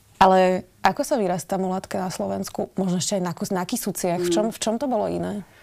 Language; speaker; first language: Slovak; native; Slovak